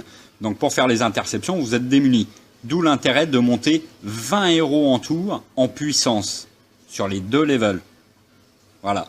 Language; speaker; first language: French; native; French